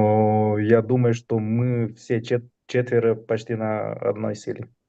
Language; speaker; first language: Russian; non-native, fluent; Romanian